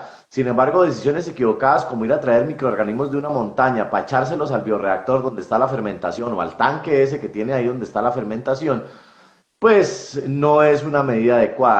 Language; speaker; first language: Spanish; native; Spanish